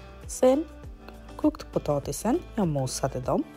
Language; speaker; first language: Swedish; non-native, learner; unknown